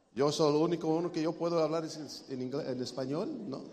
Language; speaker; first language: Spanish; non-native, learner; English